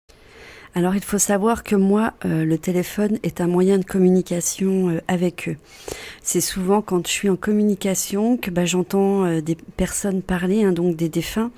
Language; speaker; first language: French; native; French